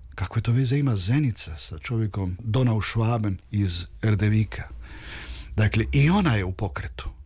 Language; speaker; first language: Croatian; early bilingual, heritage; Croatian